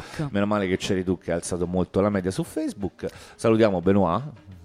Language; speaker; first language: Italian; native; Italian